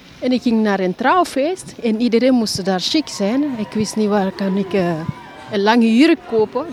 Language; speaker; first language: Dutch; non-native, fluent; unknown